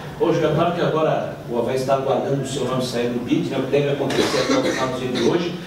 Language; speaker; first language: Portuguese; native; Portuguese